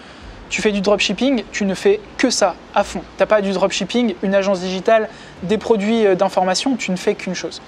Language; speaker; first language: French; native; French